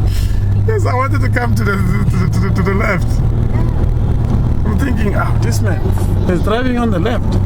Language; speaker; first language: English; non-native, local second language; Zulu